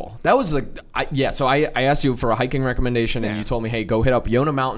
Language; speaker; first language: English; native; English